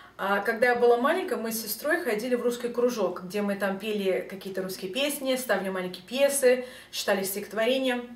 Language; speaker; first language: Russian; early bilingual, heritage; Russian